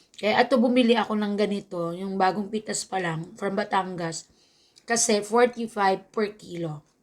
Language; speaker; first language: Filipino; native; Filipino